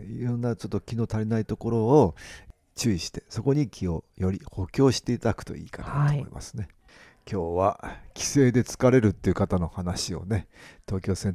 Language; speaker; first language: Japanese; native; Japanese